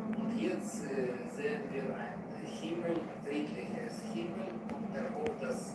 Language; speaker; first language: German; non-native, learner; Ukrainian